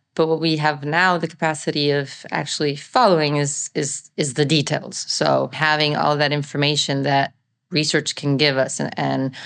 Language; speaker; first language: English; non-native, fluent; Italian